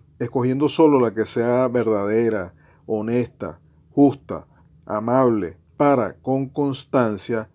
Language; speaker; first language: Spanish; native; Spanish